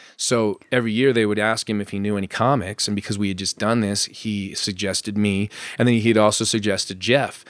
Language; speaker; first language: English; native; English